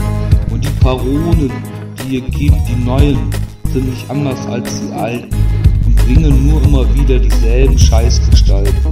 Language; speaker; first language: German; native; German